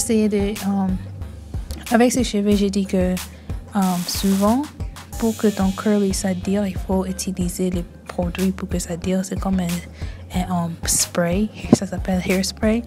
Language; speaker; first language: French; early bilingual, heritage; French